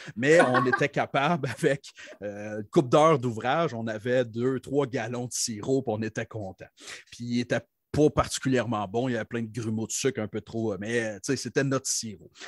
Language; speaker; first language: French; native; French